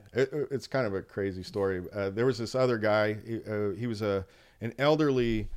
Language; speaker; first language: English; early bilingual, other home language; Spanish